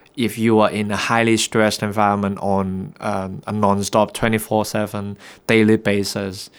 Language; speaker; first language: English; non-native, local second language; Cantonese